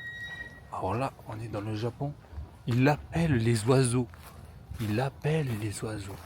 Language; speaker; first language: French; native; French